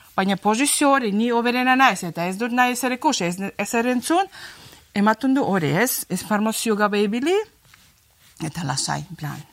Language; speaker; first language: Basque; non-native, fluent; Azerbaijani